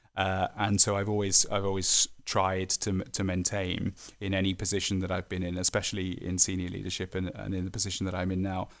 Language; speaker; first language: English; native; English